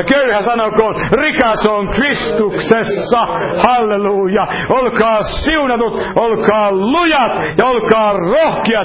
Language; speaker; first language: Finnish; native; Finnish